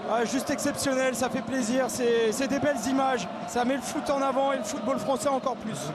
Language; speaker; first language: French; native; French